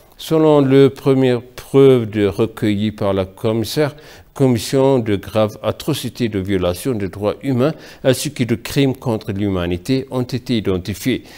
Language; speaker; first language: French; non-native, fluent; Amharic